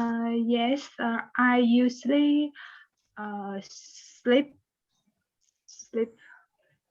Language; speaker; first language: English; non-native, learner; Vietnamese